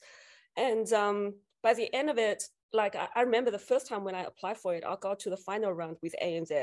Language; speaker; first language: English; non-native, fluent; Chinese